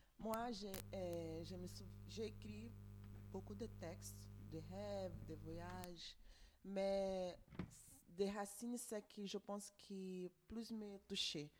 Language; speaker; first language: French; non-native, fluent; Portuguese